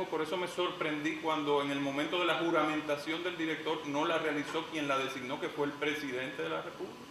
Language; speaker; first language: Spanish; native; Spanish